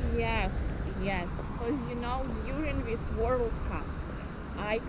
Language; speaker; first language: English; non-native, fluent; Russian